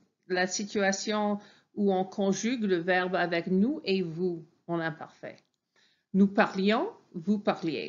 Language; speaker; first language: French; non-native, fluent; English